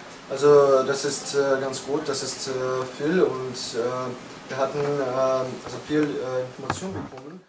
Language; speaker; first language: German; non-native, learner; Russian